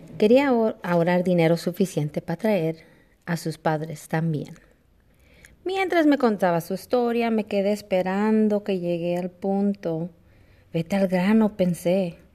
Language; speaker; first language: Spanish; early bilingual, heritage; Spanish